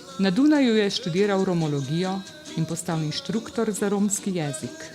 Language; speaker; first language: Slovenian; native; Slovenian